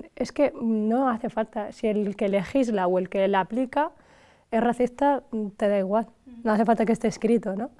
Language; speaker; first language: Spanish; early bilingual, other home language; Arabic